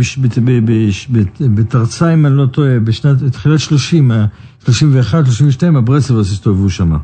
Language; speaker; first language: Hebrew; native; Hebrew